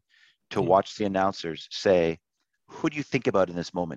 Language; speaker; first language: English; native; English